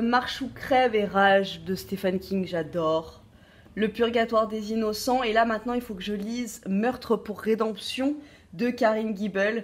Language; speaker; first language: French; native; French